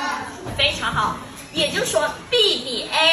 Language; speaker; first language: Chinese; native; Chinese